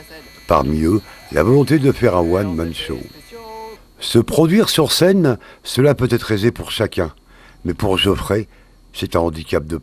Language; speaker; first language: French; native; French